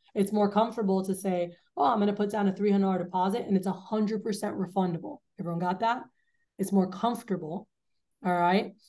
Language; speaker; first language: English; early bilingual, other home language; Spanish